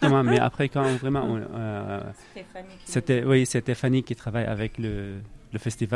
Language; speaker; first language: French; non-native, learner; Arabic